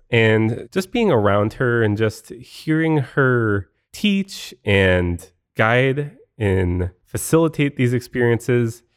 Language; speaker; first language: English; native; English